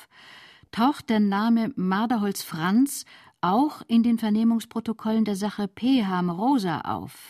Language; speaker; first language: German; native; German